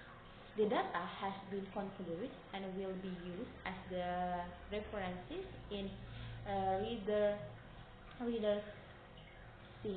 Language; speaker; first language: English; non-native, learner; Indonesian